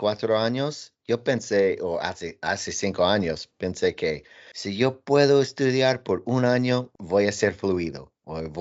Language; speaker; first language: Spanish; non-native, learner; English